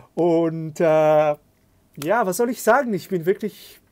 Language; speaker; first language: German; non-native, fluent; Hebrew